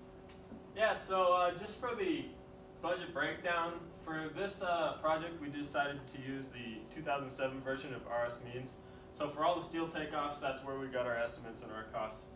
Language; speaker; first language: English; native; English